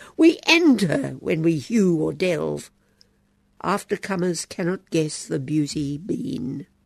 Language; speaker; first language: English; native; English